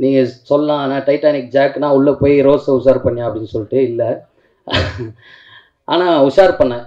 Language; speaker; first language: Tamil; native; Tamil